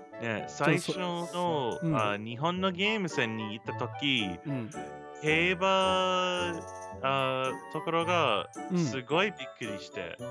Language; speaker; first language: Japanese; non-native, learner; English